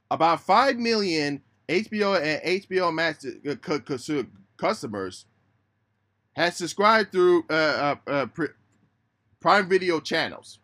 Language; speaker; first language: English; native; English